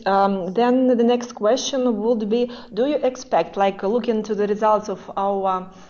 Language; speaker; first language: English; non-native, fluent; Russian